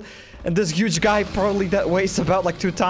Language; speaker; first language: English; non-native, fluent; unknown